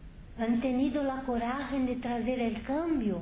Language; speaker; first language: Spanish; non-native, fluent; Portuguese